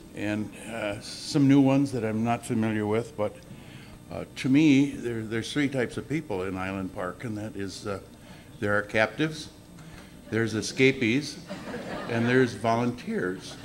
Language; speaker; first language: English; native; English